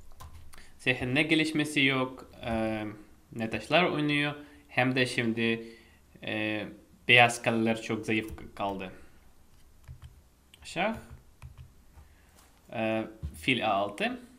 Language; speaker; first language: Turkish; non-native, fluent; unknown